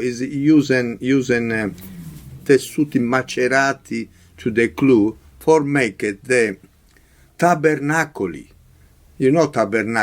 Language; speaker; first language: English; non-native, learner; Italian